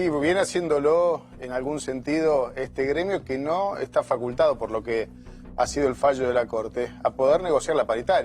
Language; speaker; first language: Spanish; native; Spanish